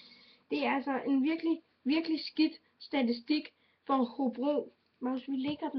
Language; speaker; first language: Danish; native; Danish